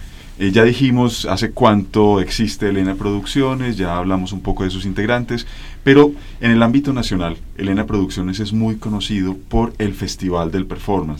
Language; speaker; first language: Spanish; native; Spanish